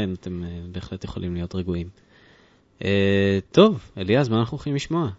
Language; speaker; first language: Hebrew; native; Hebrew